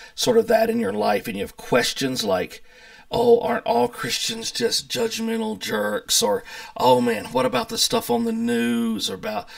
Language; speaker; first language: English; native; English